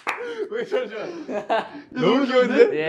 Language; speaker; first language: Korean; non-native, learner; English